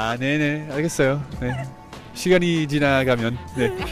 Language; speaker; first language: Korean; non-native, fluent; English